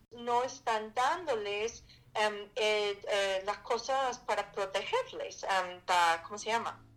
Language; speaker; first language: Spanish; non-native, fluent; English